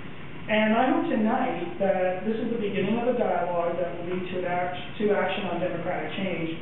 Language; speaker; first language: English; native; English